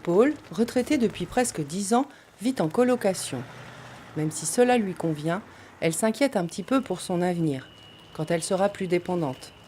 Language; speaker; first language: French; native; French